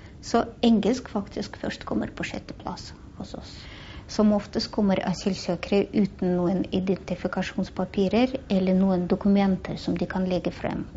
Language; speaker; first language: Norwegian; non-native, fluent; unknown